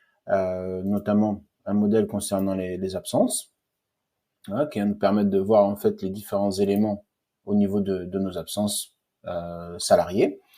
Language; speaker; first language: French; native; French